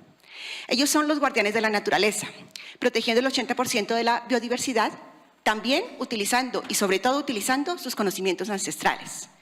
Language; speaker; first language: Spanish; native; Spanish